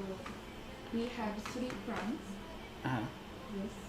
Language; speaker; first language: English; non-native, learner; Japanese